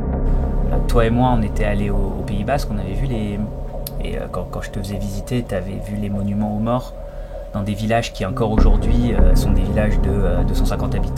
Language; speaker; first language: French; native; French